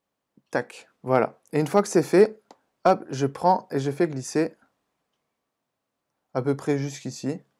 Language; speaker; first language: French; native; French